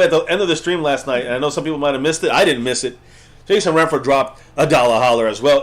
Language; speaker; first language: English; native; English